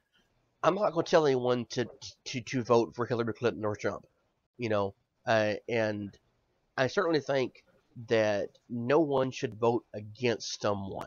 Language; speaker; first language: English; native; English